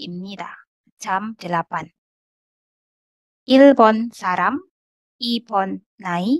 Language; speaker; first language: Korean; non-native, fluent; Indonesian